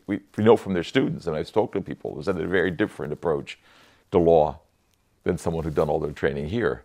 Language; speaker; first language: English; native; English